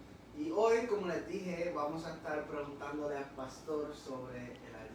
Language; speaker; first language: Spanish; early bilingual, heritage; Spanish